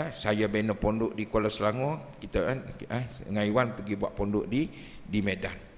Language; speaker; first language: Malay; native; Malay